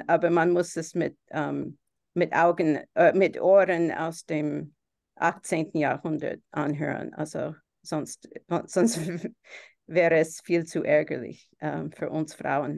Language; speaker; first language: German; non-native, fluent; English